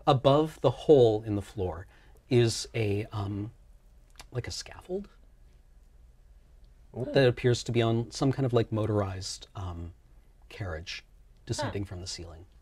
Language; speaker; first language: English; native; English